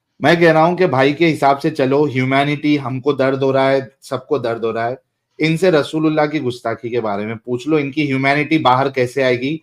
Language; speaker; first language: Hindi; native; Hindi